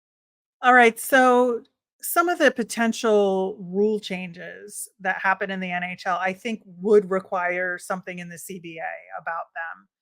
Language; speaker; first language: English; native; English